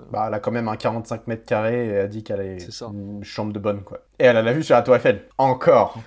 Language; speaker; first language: French; native; French